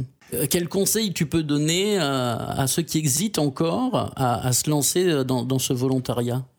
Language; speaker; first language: French; native; French